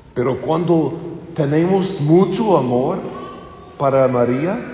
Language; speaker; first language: Spanish; non-native, learner; English